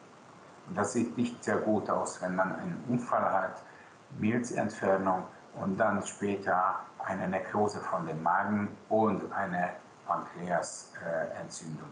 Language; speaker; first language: German; non-native, local second language; Hungarian